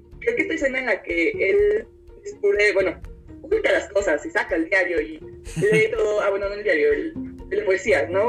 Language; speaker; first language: Spanish; native; Spanish